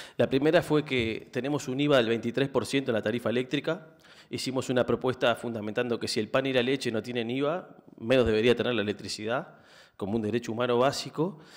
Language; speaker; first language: Spanish; native; Spanish